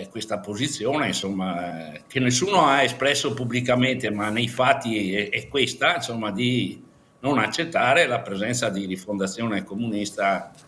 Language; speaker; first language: Italian; native; Italian